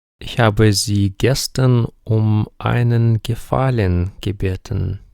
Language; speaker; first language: German; non-native, fluent; Ukrainian